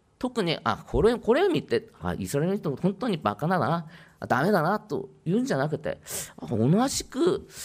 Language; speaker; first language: Japanese; non-native, fluent; Korean